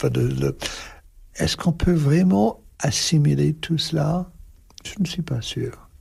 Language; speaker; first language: French; non-native, fluent; English